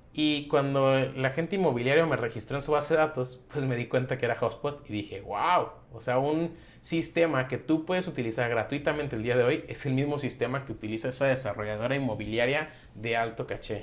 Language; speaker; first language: Spanish; native; Spanish